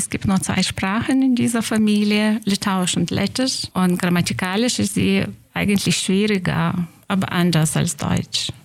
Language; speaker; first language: German; non-native, fluent; Lithuanian